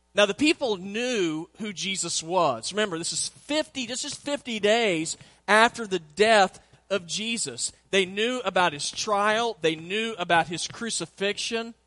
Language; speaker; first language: English; native; English